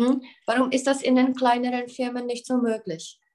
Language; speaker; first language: German; non-native, learner; Czech